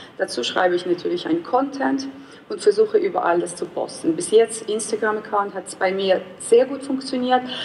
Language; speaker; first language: German; non-native, fluent; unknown